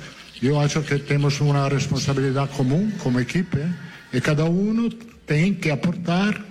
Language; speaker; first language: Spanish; non-native, learner; Italian